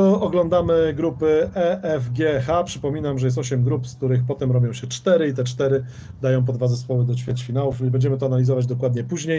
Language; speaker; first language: Polish; native; Polish